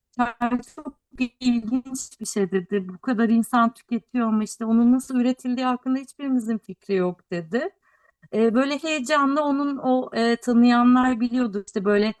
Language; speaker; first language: Turkish; native; Turkish